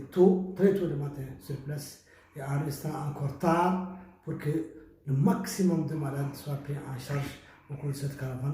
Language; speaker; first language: French; non-native, local second language; Arabic